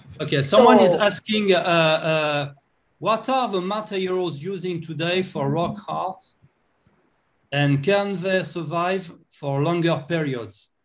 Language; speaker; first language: English; non-native, learner; French